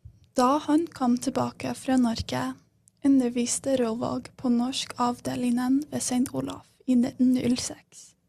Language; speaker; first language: Norwegian; non-native, learner; English